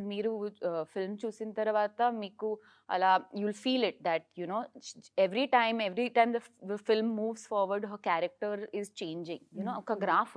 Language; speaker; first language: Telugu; non-native, learner; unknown